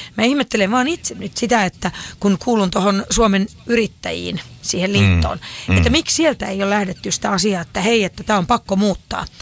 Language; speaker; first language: Finnish; native; Finnish